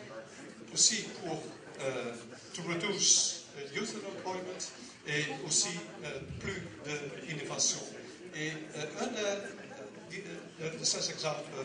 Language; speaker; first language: French; non-native, learner; Dutch